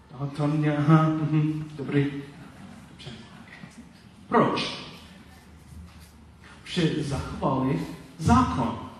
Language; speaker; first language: Czech; non-native, learner; Polish